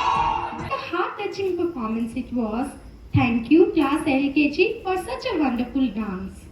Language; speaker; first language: English; non-native, local second language; Hindi